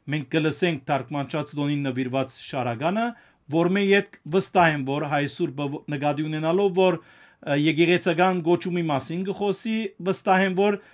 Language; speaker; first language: Armenian; native; Armenian